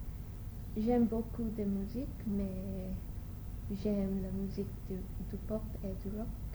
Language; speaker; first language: French; non-native, learner; English